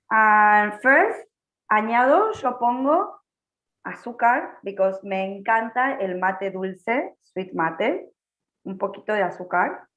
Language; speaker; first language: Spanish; non-native, learner; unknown